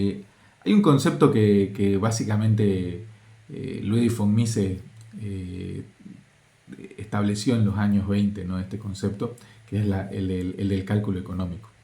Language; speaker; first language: Spanish; native; Spanish